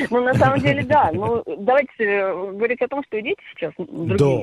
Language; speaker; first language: Russian; native; Russian